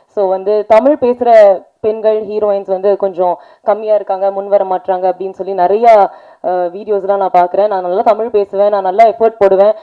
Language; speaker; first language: Tamil; native; Tamil